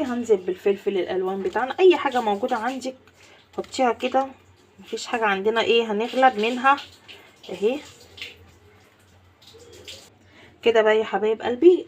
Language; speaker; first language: Arabic; native; Arabic